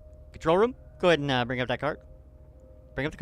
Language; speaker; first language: English; native; English